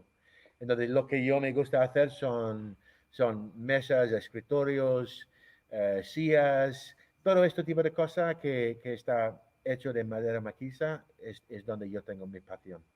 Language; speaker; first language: Spanish; non-native, fluent; English